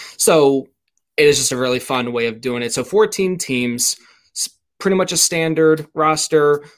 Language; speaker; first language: English; native; English